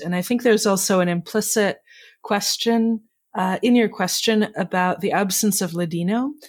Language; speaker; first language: English; native; English